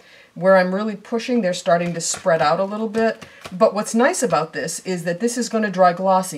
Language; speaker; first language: English; native; English